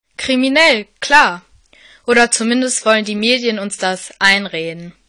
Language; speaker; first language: German; native; German